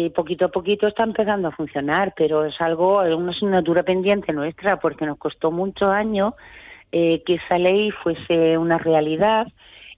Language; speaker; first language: Spanish; native; Spanish